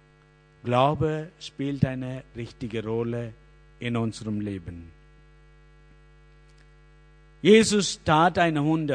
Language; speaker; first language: German; non-native, learner; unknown